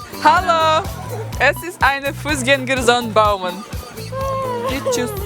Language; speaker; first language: German; non-native, learner; Russian